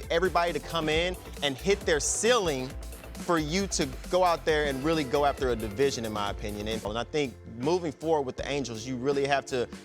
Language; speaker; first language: English; native; English